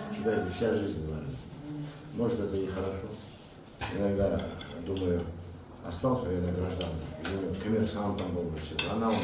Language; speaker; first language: Russian; non-native, local second language; Kazakh